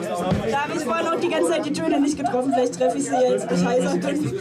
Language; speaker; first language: German; native; German